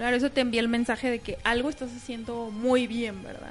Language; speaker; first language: Spanish; native; Spanish